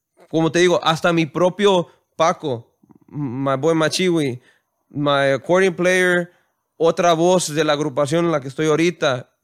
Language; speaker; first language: Spanish; early bilingual, heritage; Spanish